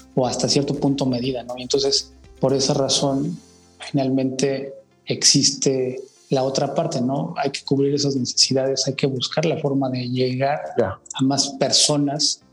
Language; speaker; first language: Spanish; native; Spanish